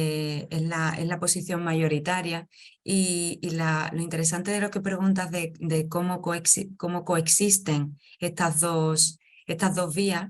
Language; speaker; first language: Spanish; native; Spanish